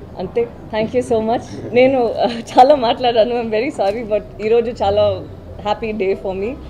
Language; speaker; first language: Telugu; non-native, learner; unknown